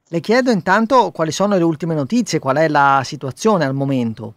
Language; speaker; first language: Italian; native; Italian